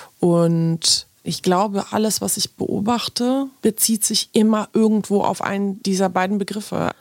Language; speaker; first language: German; early bilingual, other home language; Polish